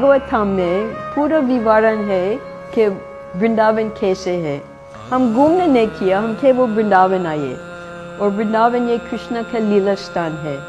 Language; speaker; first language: Hindi; non-native, fluent; English